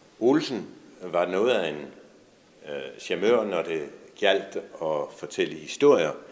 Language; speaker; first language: Danish; native; Danish